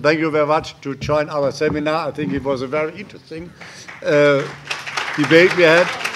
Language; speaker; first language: English; non-native, fluent; German